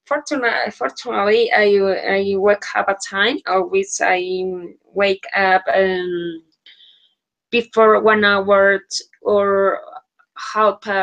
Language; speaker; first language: English; non-native, learner; Spanish